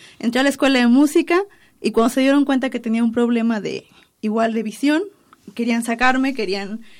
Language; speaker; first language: Spanish; native; Spanish